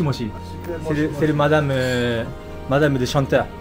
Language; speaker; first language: French; non-native, learner; Japanese